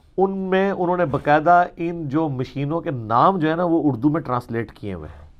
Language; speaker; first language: Urdu; native; Urdu